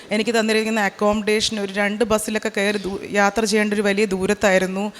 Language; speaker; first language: Malayalam; native; Malayalam